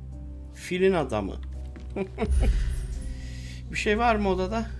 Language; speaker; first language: Turkish; native; Turkish